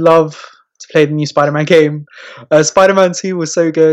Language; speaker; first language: English; native; English